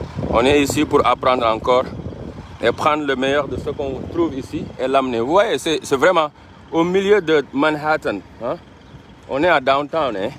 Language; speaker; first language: French; non-native, local second language; Wolof